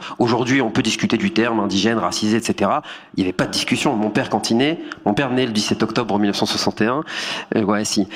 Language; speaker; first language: French; native; French